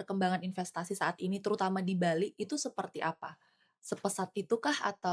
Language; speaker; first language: Indonesian; native; Indonesian